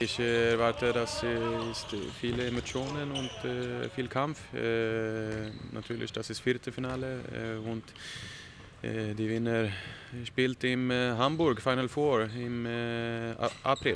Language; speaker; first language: German; non-native, learner; Swedish